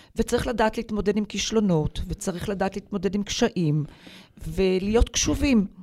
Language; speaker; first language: Hebrew; native; Hebrew